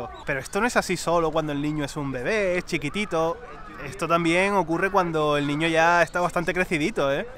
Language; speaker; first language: Spanish; native; Spanish